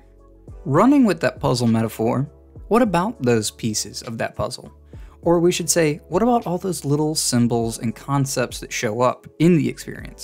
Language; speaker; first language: English; native; English